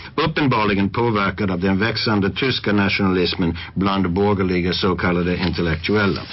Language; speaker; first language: Swedish; non-native, fluent; English